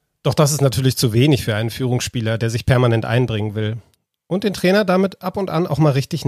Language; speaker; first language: German; native; German